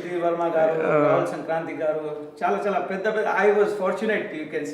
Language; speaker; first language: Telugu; non-native, learner; Hindi